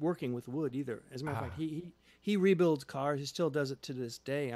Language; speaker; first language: English; native; English